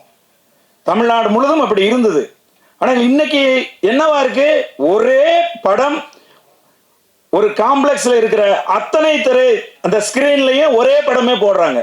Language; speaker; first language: Tamil; native; Tamil